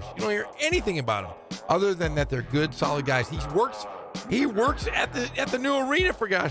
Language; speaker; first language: English; native; English